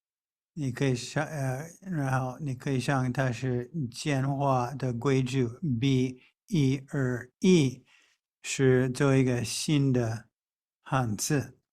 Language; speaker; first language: Chinese; non-native, fluent; English